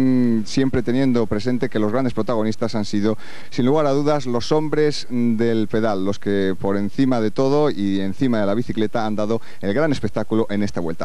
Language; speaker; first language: Spanish; native; Spanish